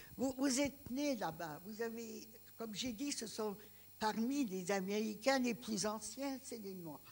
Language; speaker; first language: French; non-native, local second language; Greek